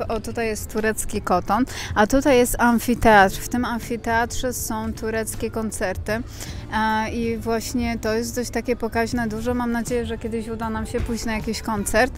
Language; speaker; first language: Polish; native; Polish